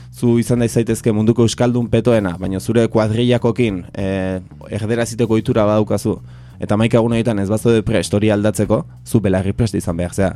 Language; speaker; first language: Basque; native; Basque